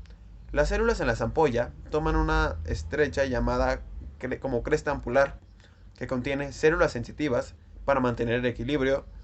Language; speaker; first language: Spanish; native; Spanish